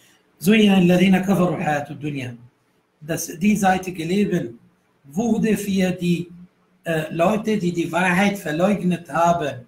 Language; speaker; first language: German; non-native, fluent; Arabic